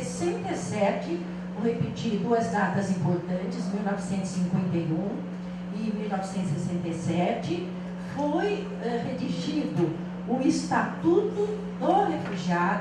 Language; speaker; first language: Portuguese; native; Portuguese